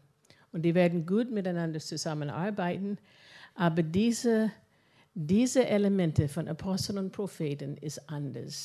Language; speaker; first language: German; non-native, fluent; English